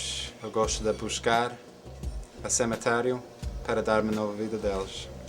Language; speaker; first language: Portuguese; non-native, fluent; English